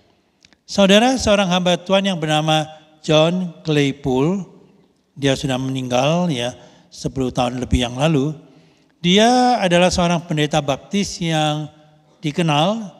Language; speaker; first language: Indonesian; native; Indonesian